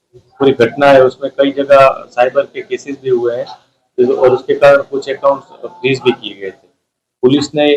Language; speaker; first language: Hindi; non-native, local second language; Gujarati